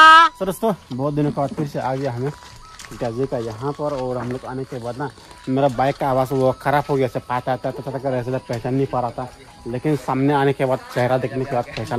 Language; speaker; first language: Hindi; non-native, local second language; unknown